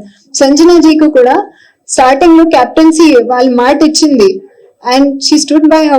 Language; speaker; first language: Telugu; non-native, learner; Hindi